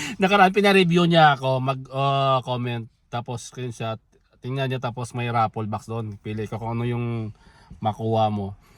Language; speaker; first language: Filipino; non-native, local second language; Hiligaynon